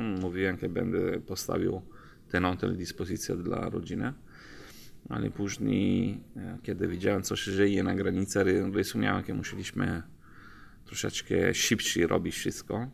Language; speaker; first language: Polish; non-native, learner; Italian